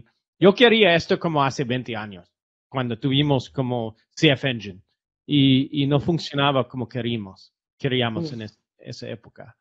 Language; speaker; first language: Spanish; non-native, fluent; English